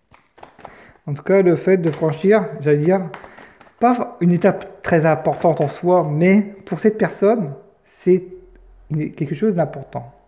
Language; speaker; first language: French; native; French